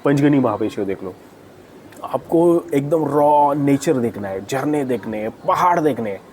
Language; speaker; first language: Hindi; non-native, local second language; Marathi